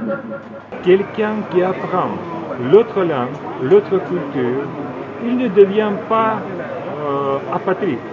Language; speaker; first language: French; non-native, fluent; Russian